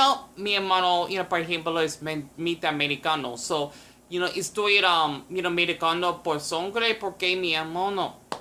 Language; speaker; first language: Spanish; non-native, learner; English